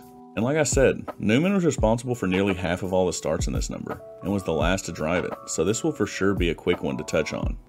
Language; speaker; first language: English; native; English